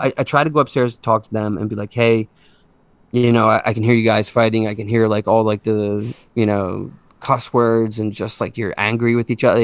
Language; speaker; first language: English; native; English